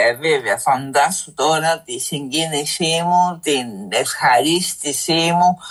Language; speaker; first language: Greek; non-native, fluent; Spanish